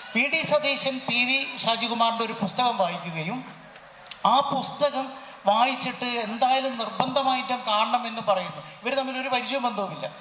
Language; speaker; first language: Malayalam; native; Malayalam